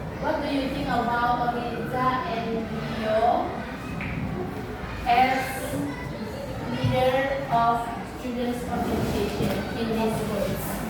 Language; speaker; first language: English; non-native, learner; Indonesian